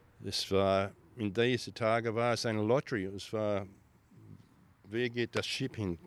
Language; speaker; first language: German; early bilingual, heritage; German